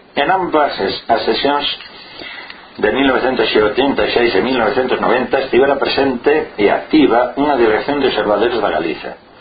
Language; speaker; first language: Galician; non-native, local second language; Spanish